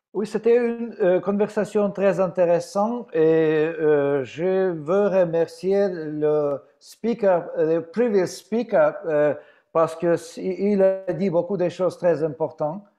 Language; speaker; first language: French; non-native, fluent; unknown